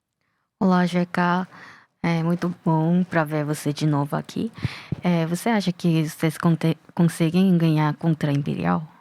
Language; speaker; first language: Portuguese; non-native, learner; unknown